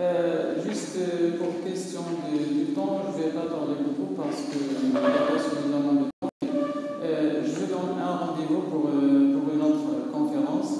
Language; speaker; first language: French; non-native, local second language; Arabic